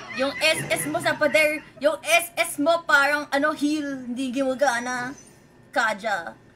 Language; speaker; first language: Filipino; early bilingual, heritage; Filipino